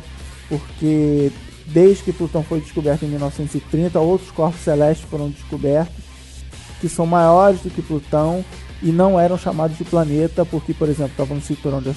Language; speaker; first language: Portuguese; native; Portuguese